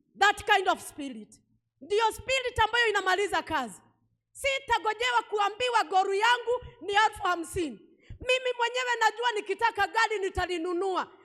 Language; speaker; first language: Swahili; non-native, local second language; Kikuyu